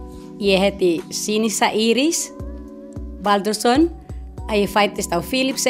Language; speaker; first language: Icelandic; non-native, learner; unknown